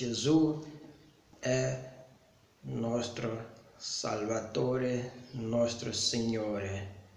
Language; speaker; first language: Italian; non-native, learner; Portuguese